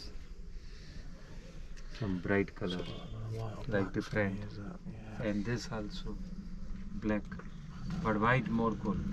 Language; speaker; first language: English; non-native, learner; Hindi